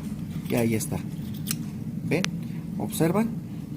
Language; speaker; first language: Spanish; native; Spanish